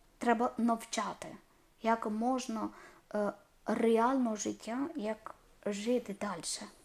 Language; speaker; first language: Ukrainian; non-native, learner; Malayalam